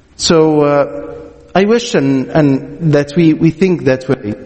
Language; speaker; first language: English; non-native, fluent; Arabic